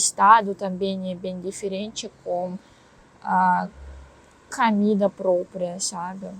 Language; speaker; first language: Portuguese; non-native, learner; Russian